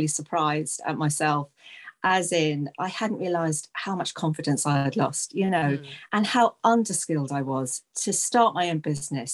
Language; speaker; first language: English; native; English